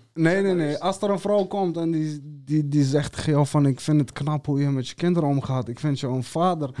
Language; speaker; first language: Dutch; early bilingual, other home language; Serbian